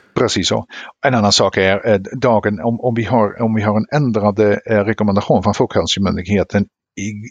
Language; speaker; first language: Swedish; non-native, fluent; Dutch